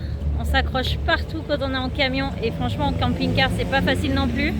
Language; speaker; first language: French; native; French